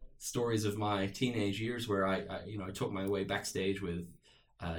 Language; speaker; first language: English; native; English